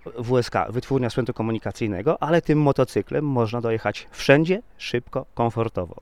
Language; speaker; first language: Polish; native; Polish